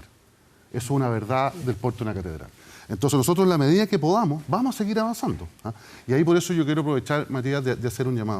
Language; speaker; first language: Spanish; native; Spanish